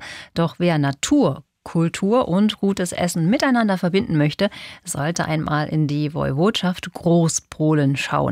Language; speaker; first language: German; native; German